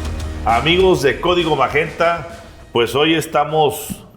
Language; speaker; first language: Spanish; native; Spanish